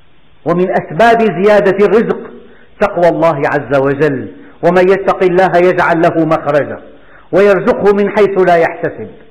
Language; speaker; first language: Arabic; native; Arabic